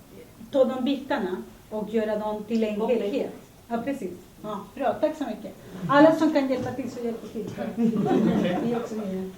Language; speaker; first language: Swedish; early bilingual, other home language; Spanish